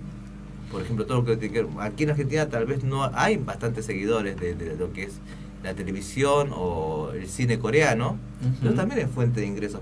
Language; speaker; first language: Spanish; early bilingual, other home language; Korean